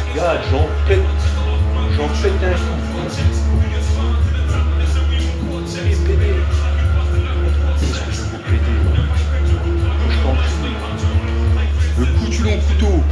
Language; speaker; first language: French; native; French